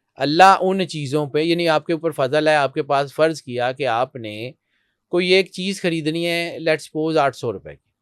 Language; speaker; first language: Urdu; non-native, local second language; Punjabi